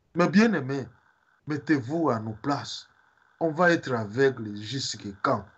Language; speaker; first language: French; non-native, local second language; Swahili